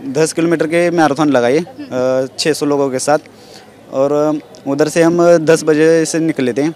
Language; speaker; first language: Hindi; non-native, local second language; Marathi